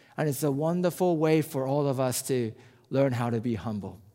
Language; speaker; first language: English; non-native, fluent; Japanese